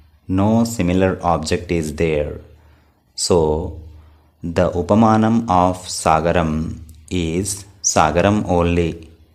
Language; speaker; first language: English; non-native, local second language; Telugu